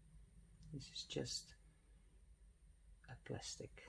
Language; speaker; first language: English; non-native, fluent; Dutch